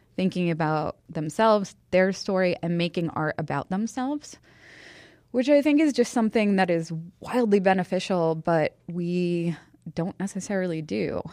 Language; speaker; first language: English; native; English